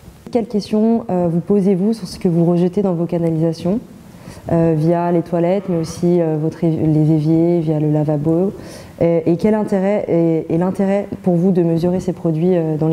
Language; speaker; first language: French; native; French